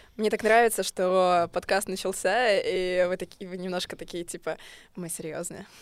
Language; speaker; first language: Russian; native; Russian